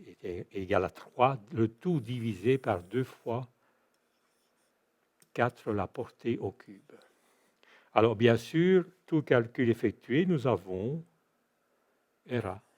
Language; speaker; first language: French; native; French